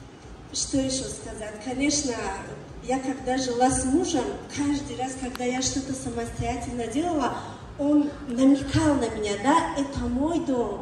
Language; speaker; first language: Russian; non-native, learner; Tajik